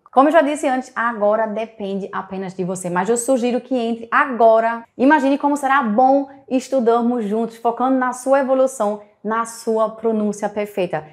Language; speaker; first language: Portuguese; native; Portuguese